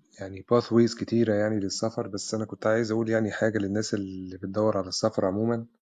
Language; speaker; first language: Arabic; native; Arabic